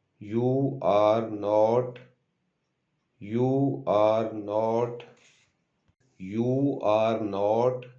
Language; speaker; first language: English; non-native, local second language; Urdu